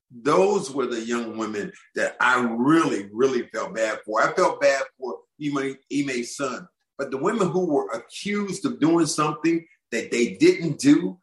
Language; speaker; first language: English; native; English